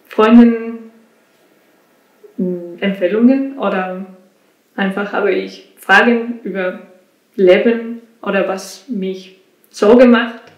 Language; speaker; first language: German; non-native, learner; Spanish